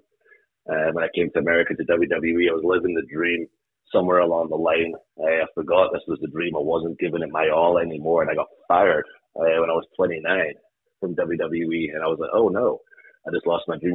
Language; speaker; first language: English; native; English